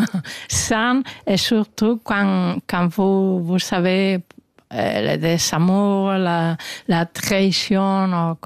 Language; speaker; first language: French; non-native, learner; Spanish